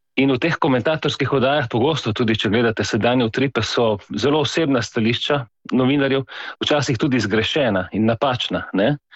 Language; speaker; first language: Slovenian; native; Slovenian